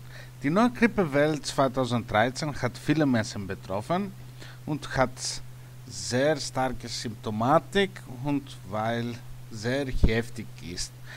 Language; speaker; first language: German; non-native, learner; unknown